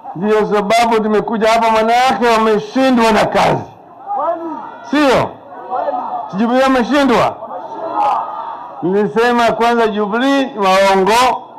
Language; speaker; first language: Swahili; non-native, local second language; Luo (Kenya and Tanzania)